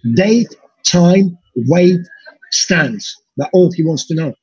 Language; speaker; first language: English; non-native, fluent; Russian